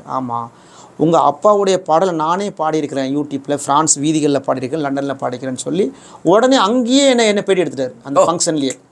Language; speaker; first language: Tamil; native; Tamil